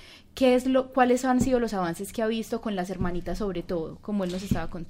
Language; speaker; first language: Spanish; native; Spanish